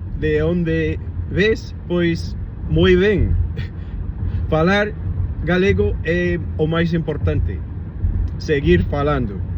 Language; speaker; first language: Galician; non-native, learner; English